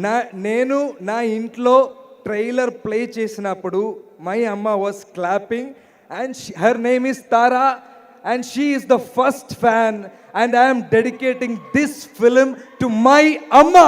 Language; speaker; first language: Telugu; non-native, learner; Malayalam